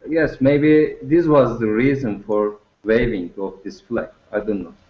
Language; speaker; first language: English; non-native, learner; Turkish